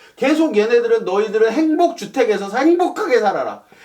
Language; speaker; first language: Korean; native; Korean